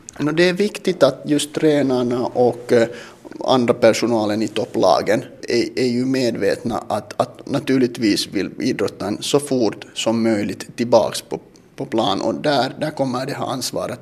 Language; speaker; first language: Swedish; non-native, local second language; Finnish